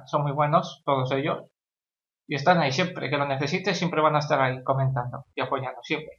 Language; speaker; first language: Spanish; native; Spanish